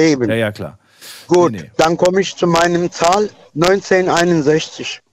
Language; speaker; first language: German; non-native, fluent; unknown